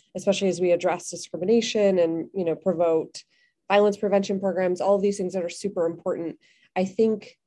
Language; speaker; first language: English; native; English